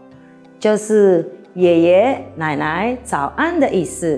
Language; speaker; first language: Chinese; non-native, fluent; Filipino